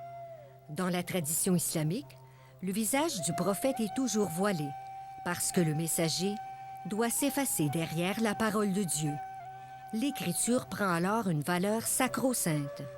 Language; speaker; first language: French; native; French